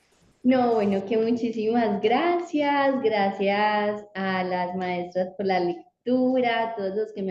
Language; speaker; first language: Spanish; native; Spanish